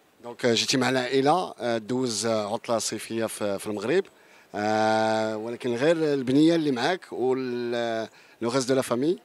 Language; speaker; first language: Arabic; native; Arabic